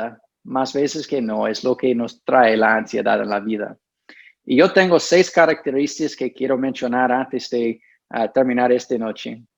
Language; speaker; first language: Spanish; non-native, fluent; English